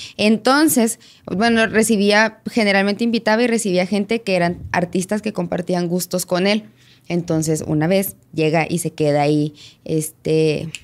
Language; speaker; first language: Spanish; native; Spanish